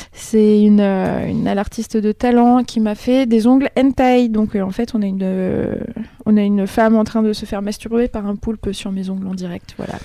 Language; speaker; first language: French; native; French